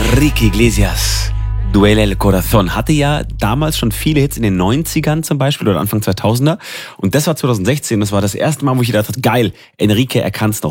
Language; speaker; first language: German; native; German